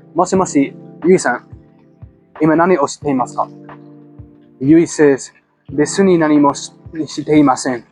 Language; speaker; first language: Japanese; non-native, learner; English